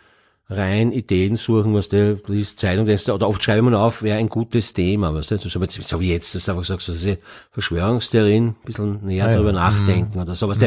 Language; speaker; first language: German; native; German